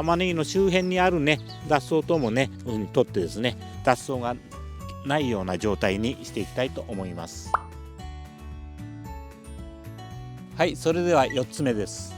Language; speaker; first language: Japanese; native; Japanese